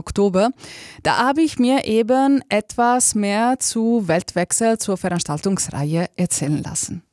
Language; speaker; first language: German; native; German